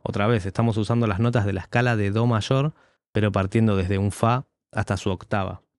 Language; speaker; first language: Spanish; native; Spanish